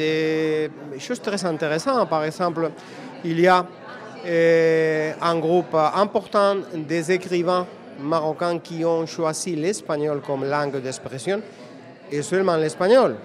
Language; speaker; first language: French; non-native, fluent; Spanish